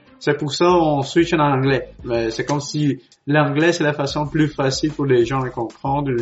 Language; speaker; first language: French; non-native, learner; Portuguese